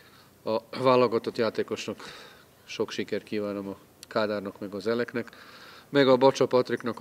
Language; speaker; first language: Hungarian; non-native, fluent; Serbian